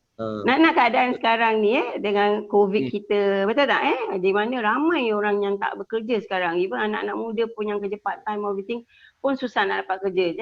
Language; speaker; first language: Malay; native; Malay